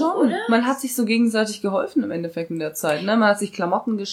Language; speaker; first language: German; early bilingual, other home language; Russian